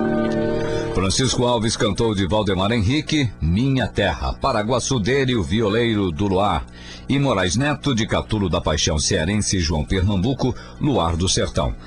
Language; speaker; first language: Portuguese; native; Portuguese